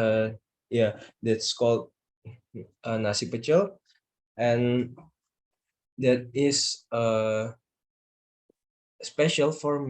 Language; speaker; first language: English; non-native, learner; Indonesian